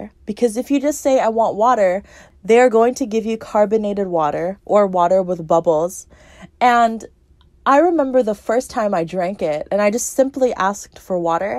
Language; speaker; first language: English; native; English